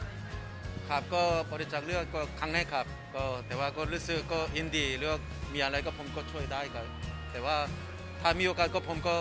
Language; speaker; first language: Thai; non-native, learner; Korean